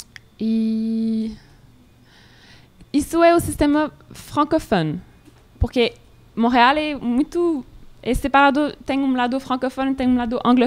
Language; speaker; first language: Portuguese; non-native, learner; French